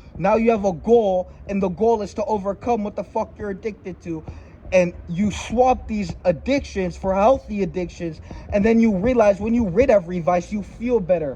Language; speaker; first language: English; native; English